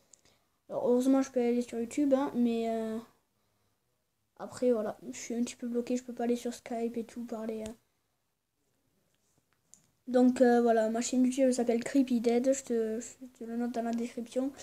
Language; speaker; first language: French; native; French